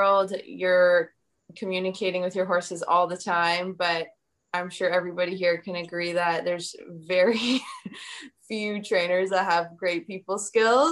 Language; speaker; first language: English; native; English